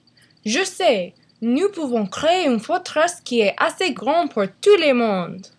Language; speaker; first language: French; non-native, learner; English